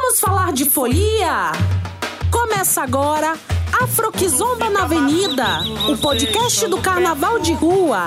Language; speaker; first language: Portuguese; native; Portuguese